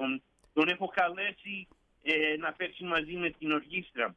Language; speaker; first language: Greek; early bilingual, heritage; Greek